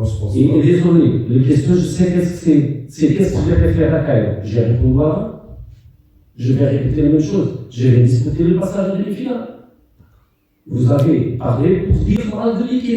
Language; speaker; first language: French; non-native, fluent; Portuguese